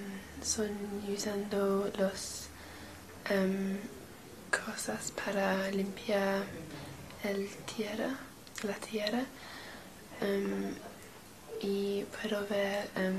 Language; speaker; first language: Spanish; non-native, learner; English